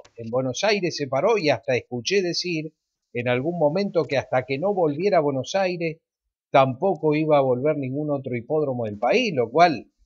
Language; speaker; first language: Spanish; native; Spanish